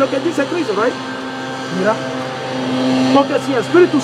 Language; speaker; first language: Spanish; non-native, learner; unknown